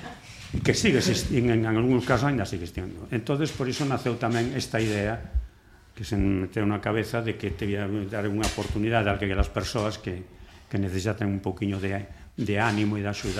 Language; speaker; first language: Galician; native; Galician